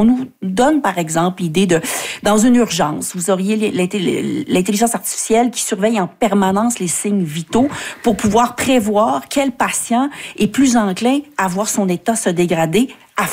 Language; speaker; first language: French; native; French